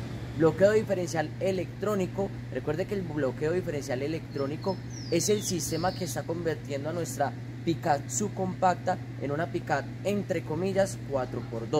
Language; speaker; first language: Spanish; native; Spanish